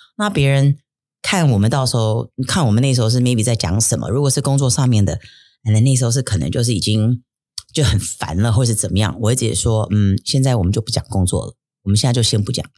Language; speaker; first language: Chinese; early bilingual, heritage; Chinese